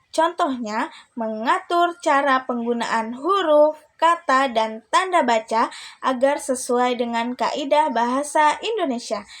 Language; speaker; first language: Indonesian; native; Indonesian